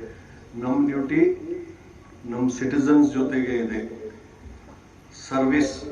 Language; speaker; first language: Kannada; non-native, fluent; Hindi